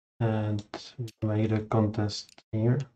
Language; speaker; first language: English; non-native, fluent; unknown